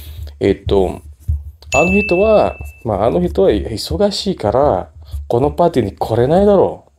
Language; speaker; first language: Japanese; non-native, fluent; Indonesian